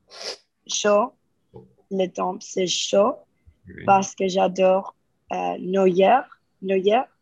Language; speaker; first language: French; non-native, learner; Spanish